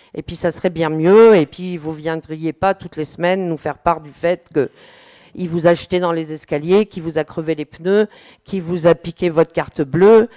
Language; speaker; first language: French; native; French